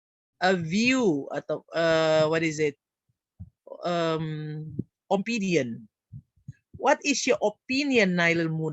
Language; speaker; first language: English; non-native, learner; Indonesian